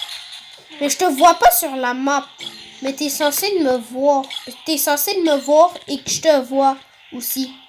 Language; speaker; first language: French; native; French